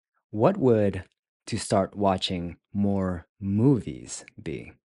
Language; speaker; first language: English; native; English